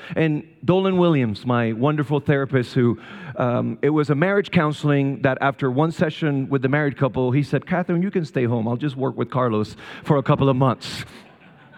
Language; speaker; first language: English; non-native, fluent; Spanish